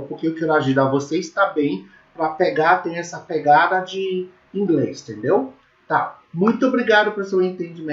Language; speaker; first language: Portuguese; non-native, learner; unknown